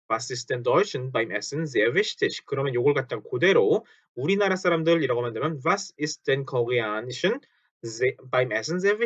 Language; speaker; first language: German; non-native, fluent; Korean